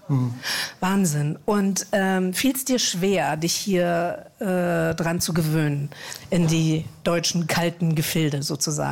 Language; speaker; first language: German; native; German